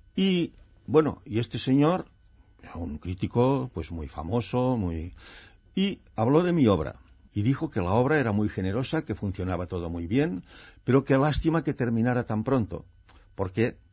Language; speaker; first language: Spanish; non-native, local second language; Catalan